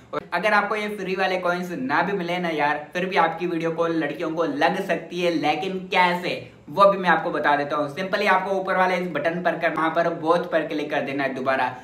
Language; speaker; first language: Hindi; native; Hindi